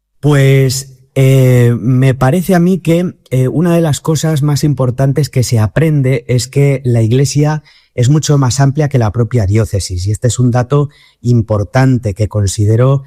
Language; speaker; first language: Spanish; native; Spanish